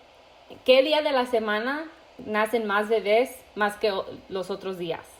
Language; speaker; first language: Spanish; early bilingual, heritage; Spanish